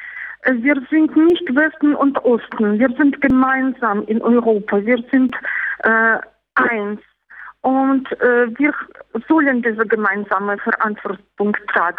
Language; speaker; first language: German; non-native, fluent; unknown